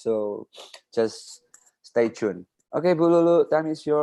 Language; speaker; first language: English; non-native, fluent; Indonesian